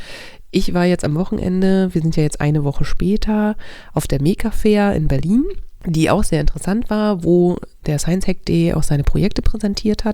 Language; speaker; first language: German; native; German